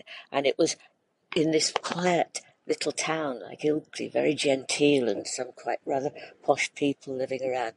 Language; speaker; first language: English; native; English